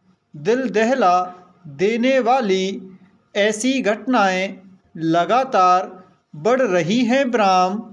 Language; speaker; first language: Hindi; native; Hindi